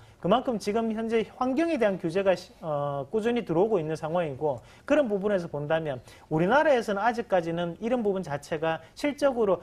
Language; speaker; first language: Korean; native; Korean